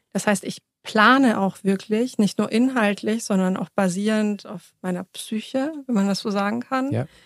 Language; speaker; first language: German; early bilingual, other home language; Persian